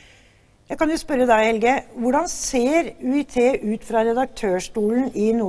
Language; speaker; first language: Norwegian; native; Norwegian